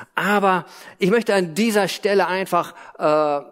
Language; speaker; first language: German; native; German